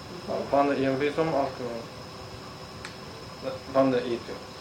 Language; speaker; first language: Hungarian; non-native, learner; Chinese